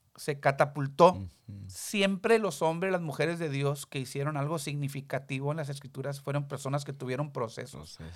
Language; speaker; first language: Spanish; early bilingual, heritage; Spanish